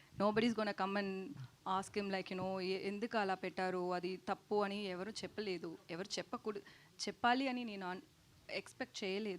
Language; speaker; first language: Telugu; non-native, learner; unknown